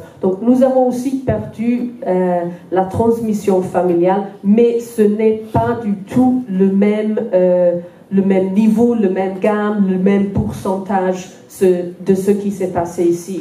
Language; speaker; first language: French; non-native, fluent; Welsh